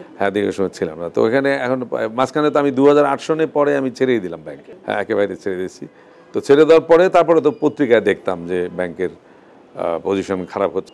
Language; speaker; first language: Bangla; native; Bangla